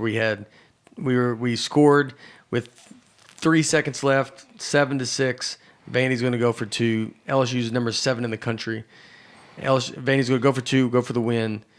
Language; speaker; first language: English; native; English